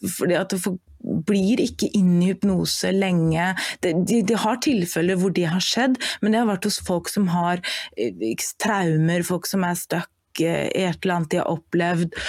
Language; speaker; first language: Norwegian; non-native, fluent; German